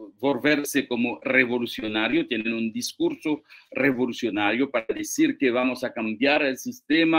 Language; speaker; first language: Spanish; non-native, fluent; Haitian Creole